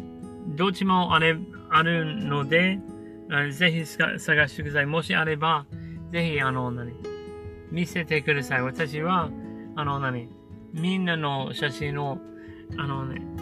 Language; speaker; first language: Japanese; non-native, learner; English